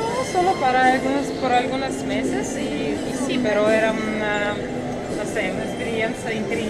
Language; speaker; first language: Spanish; non-native, fluent; Russian